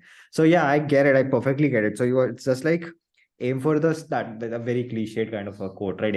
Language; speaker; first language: English; non-native, local second language; Hindi